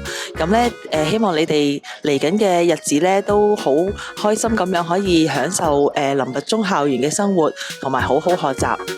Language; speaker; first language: Cantonese; native; Cantonese